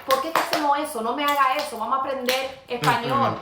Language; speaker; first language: Spanish; native; Spanish